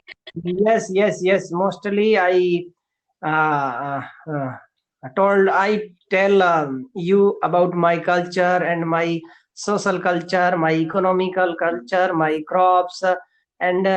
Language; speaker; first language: English; non-native, learner; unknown